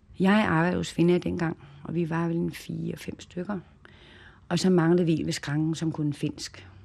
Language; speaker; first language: Danish; native; Danish